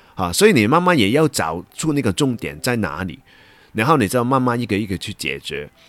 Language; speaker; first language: Chinese; non-native, local second language; Cantonese